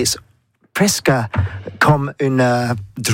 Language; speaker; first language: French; non-native, learner; English